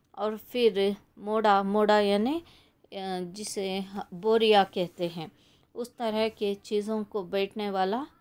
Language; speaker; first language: Hindi; non-native, local second language; Kannada